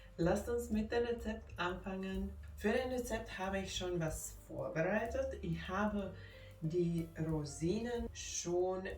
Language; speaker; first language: German; non-native, fluent; Finnish